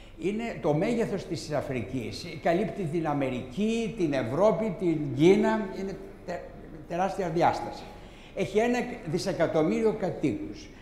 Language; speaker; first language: Greek; native; Greek